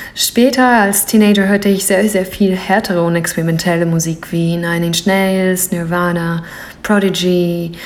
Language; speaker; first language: German; non-native, fluent; Greek